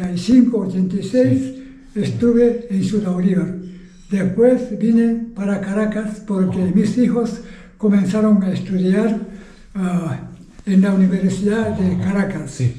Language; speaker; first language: Spanish; non-native, fluent; Japanese